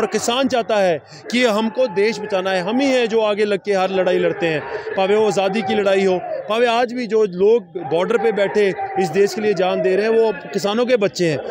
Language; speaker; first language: Hindi; non-native, local second language; Punjabi